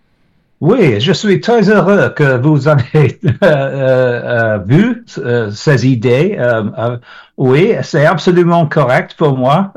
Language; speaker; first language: French; non-native, learner; English